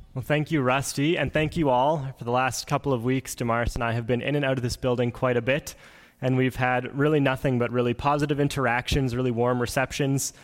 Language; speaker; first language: English; native; English